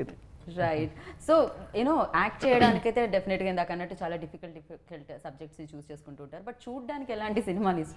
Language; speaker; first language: Telugu; native; Telugu